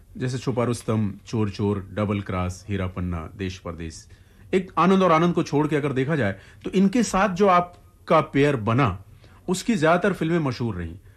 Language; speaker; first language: Hindi; native; Hindi